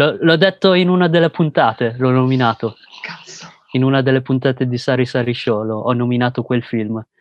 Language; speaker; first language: Italian; early bilingual, other home language; Filipino